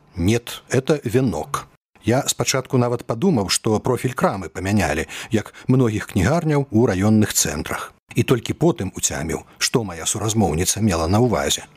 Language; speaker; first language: Belarusian; native; Belarusian